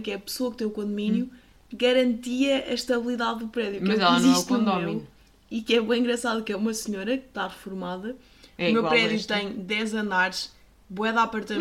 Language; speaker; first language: Portuguese; native; Portuguese